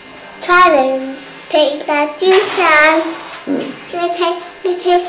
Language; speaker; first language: Cantonese; early bilingual, heritage; Cantonese